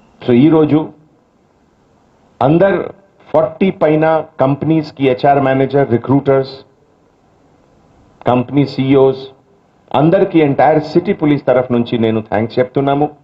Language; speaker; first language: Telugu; non-native, fluent; Hindi